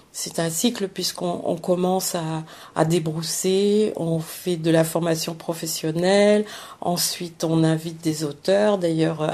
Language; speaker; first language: French; early bilingual, other home language; Vietnamese